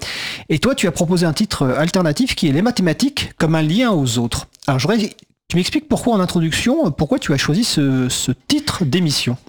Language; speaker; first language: French; native; French